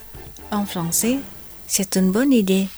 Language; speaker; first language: French; non-native, fluent; Indonesian